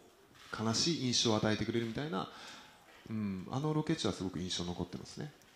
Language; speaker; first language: Japanese; native; Japanese